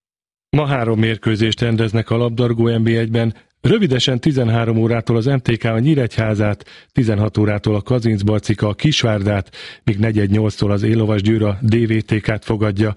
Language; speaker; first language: Hungarian; native; Hungarian